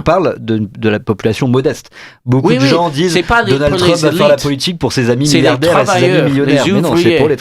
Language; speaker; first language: French; native; French